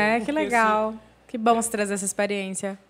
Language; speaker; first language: Portuguese; native; Portuguese